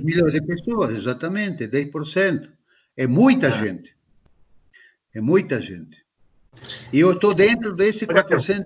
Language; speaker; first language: Portuguese; non-native, fluent; Spanish